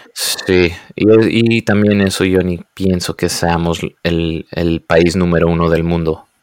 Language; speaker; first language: Spanish; early bilingual, heritage; Spanish